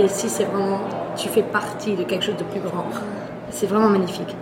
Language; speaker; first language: French; early bilingual, other home language; German